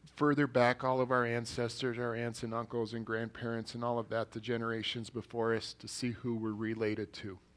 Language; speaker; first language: English; early bilingual, other home language; Norwegian